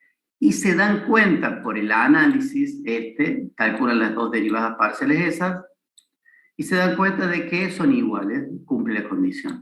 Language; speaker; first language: Spanish; native; Spanish